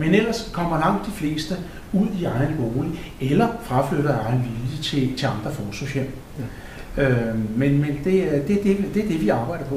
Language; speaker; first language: Danish; native; Danish